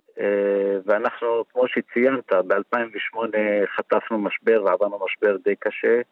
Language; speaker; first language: Hebrew; non-native, local second language; Arabic